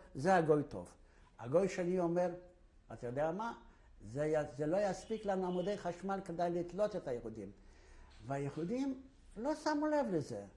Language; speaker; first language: Hebrew; non-native, fluent; Polish